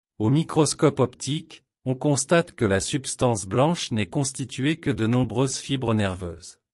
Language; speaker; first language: French; non-native, local second language; Wolof